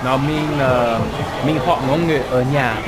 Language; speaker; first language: Vietnamese; non-native, learner; English